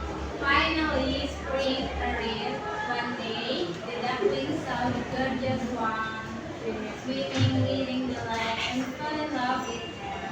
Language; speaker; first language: English; non-native, learner; Indonesian